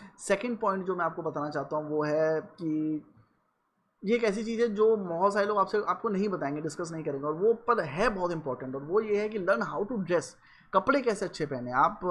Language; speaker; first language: Hindi; native; Hindi